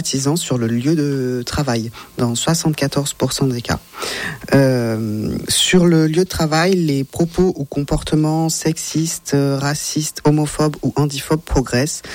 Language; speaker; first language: French; native; French